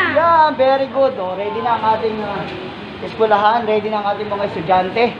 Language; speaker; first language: Filipino; native; Filipino